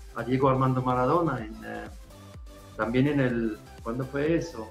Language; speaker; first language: Spanish; non-native, fluent; German